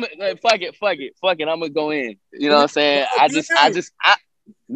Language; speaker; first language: English; native; English